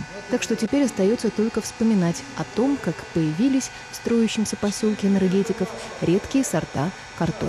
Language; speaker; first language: Russian; native; Russian